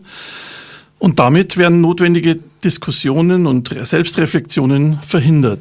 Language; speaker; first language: German; native; German